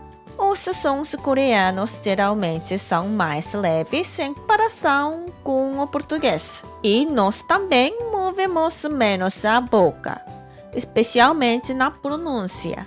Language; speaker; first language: Portuguese; non-native, fluent; Korean